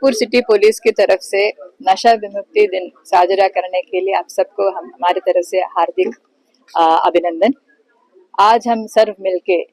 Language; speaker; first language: Hindi; non-native, local second language; Marathi